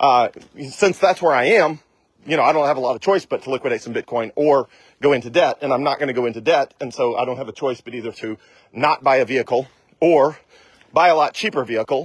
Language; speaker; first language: English; native; English